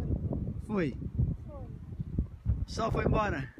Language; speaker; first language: Portuguese; native; Portuguese